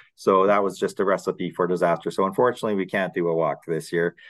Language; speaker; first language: English; native; English